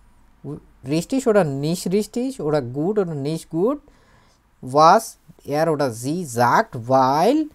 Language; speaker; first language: German; non-native, fluent; Bangla